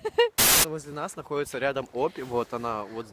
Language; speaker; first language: Russian; native; Russian